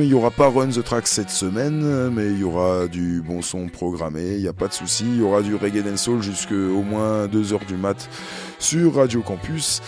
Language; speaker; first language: French; native; French